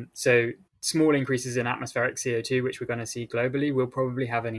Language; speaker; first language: English; native; English